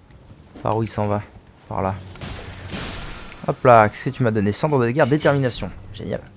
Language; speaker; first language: French; native; French